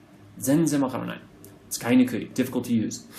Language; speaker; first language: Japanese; non-native, fluent; English